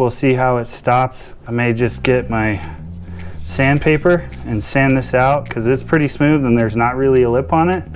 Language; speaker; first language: English; native; English